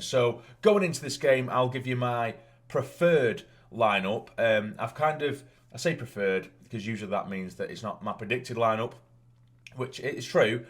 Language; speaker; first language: English; native; English